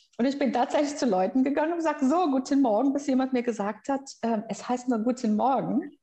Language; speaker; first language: German; non-native, fluent; Portuguese